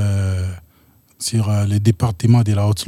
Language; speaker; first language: French; non-native, local second language; Lingala